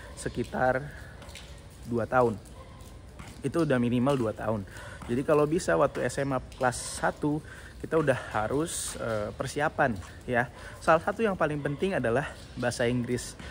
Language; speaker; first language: Indonesian; native; Indonesian